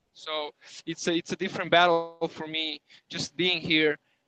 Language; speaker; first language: English; non-native, fluent; Serbian